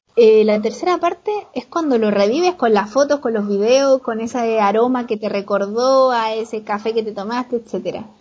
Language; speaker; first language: Spanish; native; Spanish